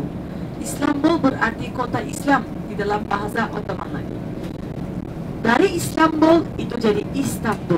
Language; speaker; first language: Indonesian; non-native, learner; Turkish